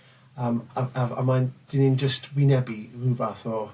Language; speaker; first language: Welsh; non-native, local second language; English